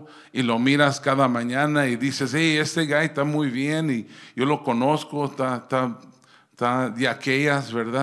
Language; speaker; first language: Spanish; early bilingual, heritage; Spanish